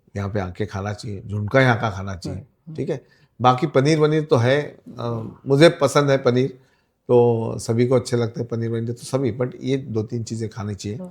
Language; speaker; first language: Hindi; non-native, local second language; Marathi